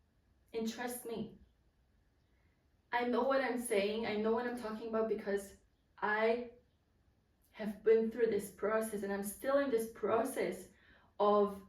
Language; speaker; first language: English; non-native, fluent; Polish